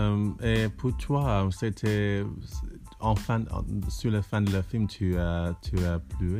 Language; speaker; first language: French; non-native, learner; English